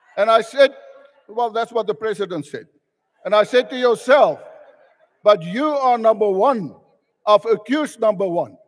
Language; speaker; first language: English; non-native, local second language; Afrikaans